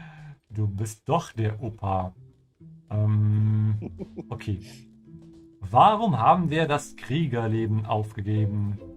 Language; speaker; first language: German; non-native, fluent; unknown